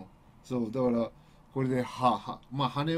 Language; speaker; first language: Japanese; native; Japanese